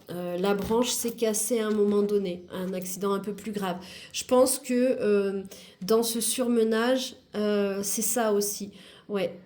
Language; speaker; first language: French; native; French